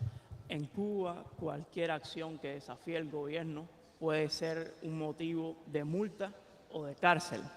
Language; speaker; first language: Spanish; native; Spanish